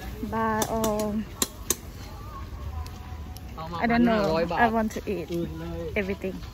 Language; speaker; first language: English; non-native, learner; Thai